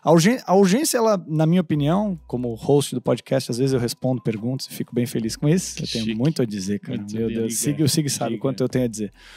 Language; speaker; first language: Portuguese; native; Portuguese